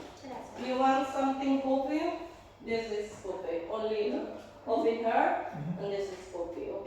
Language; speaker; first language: English; non-native, local second language; Filipino